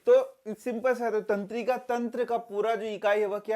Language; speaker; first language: Hindi; native; Hindi